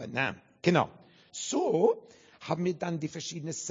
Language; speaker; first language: German; non-native, fluent; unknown